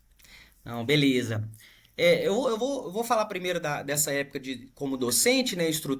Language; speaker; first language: Portuguese; native; Portuguese